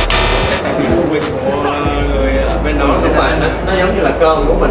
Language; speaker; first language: Vietnamese; native; Vietnamese